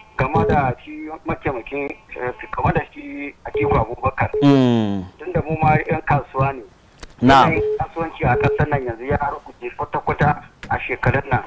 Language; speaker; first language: Hausa; native; Hausa